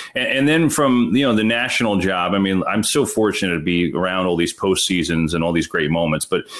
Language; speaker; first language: English; native; English